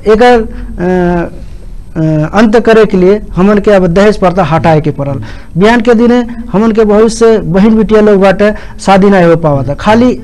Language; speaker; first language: Bhojpuri; non-native, local second language; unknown